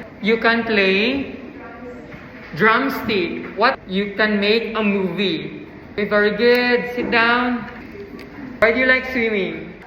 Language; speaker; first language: English; non-native, fluent; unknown